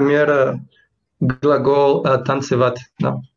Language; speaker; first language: Russian; non-native, fluent; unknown